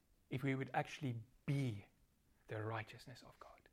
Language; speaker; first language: English; non-native, local second language; Afrikaans